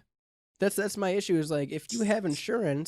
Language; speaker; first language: English; native; English